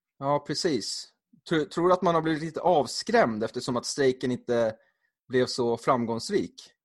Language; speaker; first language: Swedish; native; Swedish